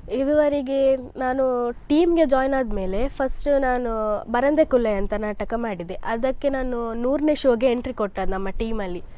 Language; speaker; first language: Kannada; native; Kannada